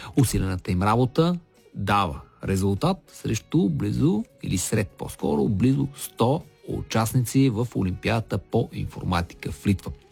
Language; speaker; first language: Bulgarian; native; Bulgarian